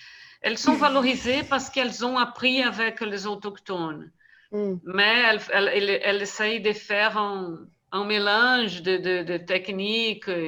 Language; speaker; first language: French; non-native, fluent; Portuguese